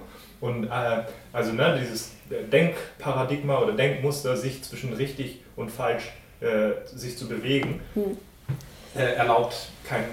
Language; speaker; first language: German; native; German